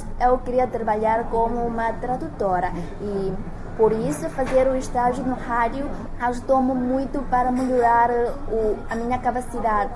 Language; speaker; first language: Portuguese; non-native, learner; Chinese